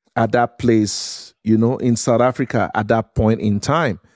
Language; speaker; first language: English; non-native, local second language; Yoruba